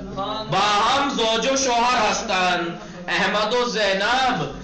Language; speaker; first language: Persian; non-native, fluent; Urdu